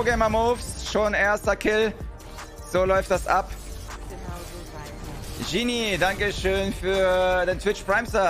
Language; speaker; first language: German; native; German